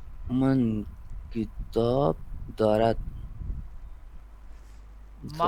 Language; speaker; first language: Persian; non-native, learner; Urdu